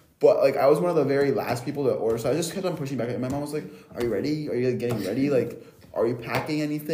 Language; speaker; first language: English; native; English